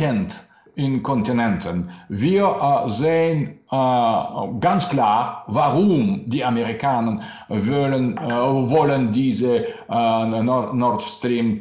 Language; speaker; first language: German; non-native, learner; Russian